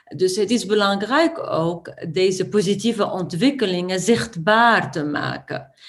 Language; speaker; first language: Dutch; non-native, fluent; Arabic